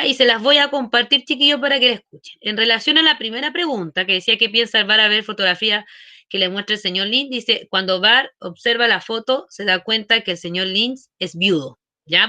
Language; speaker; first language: Spanish; native; Spanish